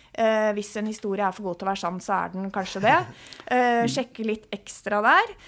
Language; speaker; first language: Norwegian; native; Norwegian